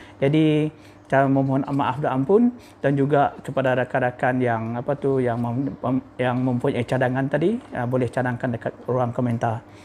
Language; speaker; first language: Malay; native; Malay